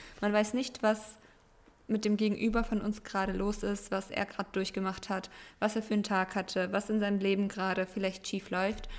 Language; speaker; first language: German; early bilingual, other home language; Russian